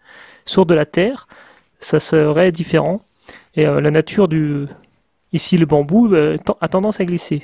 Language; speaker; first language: French; native; French